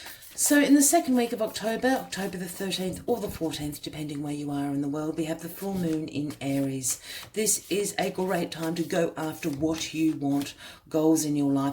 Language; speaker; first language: English; native; English